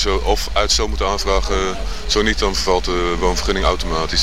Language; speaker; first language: Dutch; native; Dutch